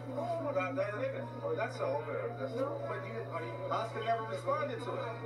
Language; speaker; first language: English; native; English